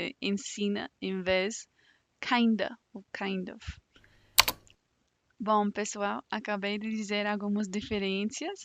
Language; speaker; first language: Portuguese; non-native, fluent; English